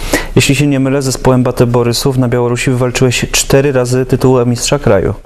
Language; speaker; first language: Polish; native; Polish